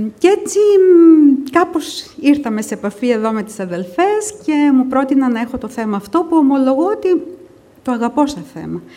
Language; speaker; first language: Greek; early bilingual, other home language; English